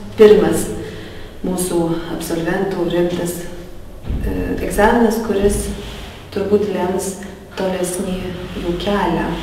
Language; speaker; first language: Lithuanian; native; Lithuanian